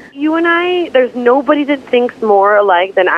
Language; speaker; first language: English; native; English